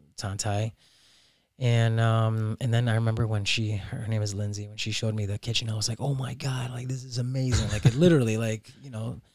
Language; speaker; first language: English; native; English